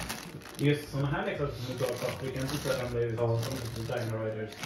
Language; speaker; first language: Swedish; native; Swedish